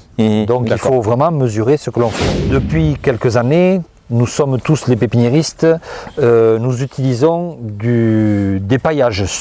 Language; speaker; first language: French; native; French